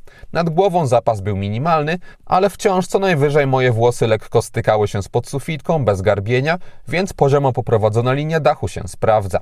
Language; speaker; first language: Polish; native; Polish